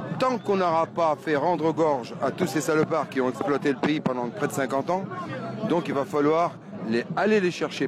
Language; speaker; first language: French; early bilingual, other home language; Arabic